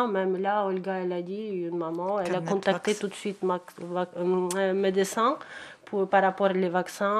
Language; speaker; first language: French; non-native, fluent; Ukrainian